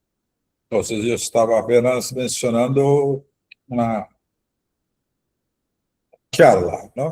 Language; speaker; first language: Spanish; non-native, fluent; Portuguese